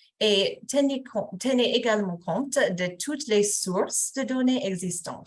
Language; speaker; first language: French; non-native, fluent; English